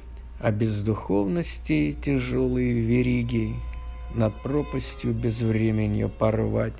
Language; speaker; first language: Russian; native; Russian